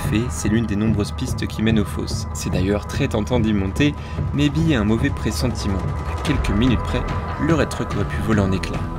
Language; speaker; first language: French; native; French